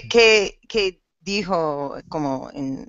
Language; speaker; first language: Spanish; non-native, learner; English